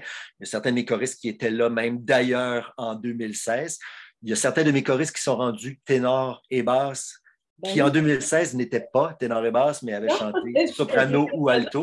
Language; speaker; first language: French; native; French